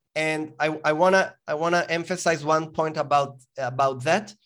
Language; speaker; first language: English; non-native, fluent; Hebrew